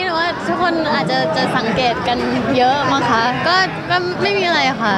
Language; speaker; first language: Thai; native; Thai